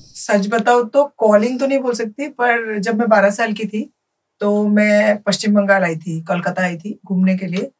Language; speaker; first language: Hindi; non-native, local second language; Bangla